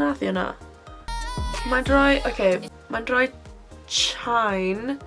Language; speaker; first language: Welsh; non-native, local second language; English